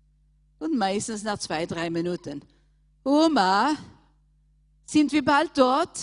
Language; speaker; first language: German; non-native, fluent; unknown